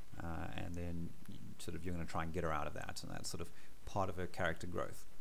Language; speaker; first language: English; native; English